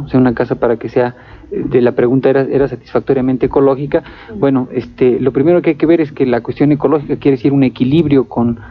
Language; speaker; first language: Spanish; native; Spanish